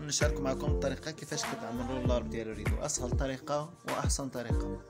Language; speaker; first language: Arabic; native; Arabic